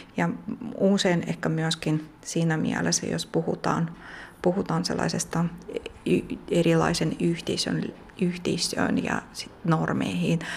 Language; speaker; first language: Finnish; non-native, fluent; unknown